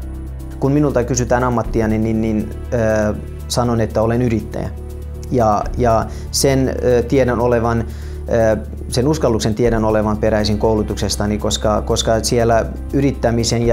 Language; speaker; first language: Finnish; non-native, fluent; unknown